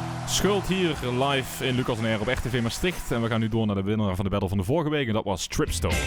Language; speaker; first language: Dutch; native; Dutch